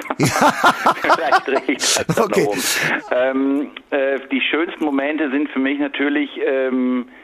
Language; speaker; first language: German; native; German